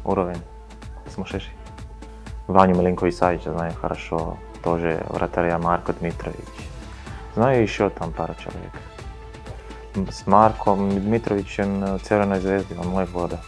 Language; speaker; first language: Russian; non-native, fluent; Serbian